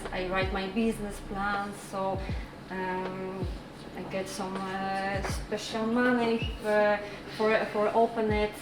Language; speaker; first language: English; non-native, learner; Polish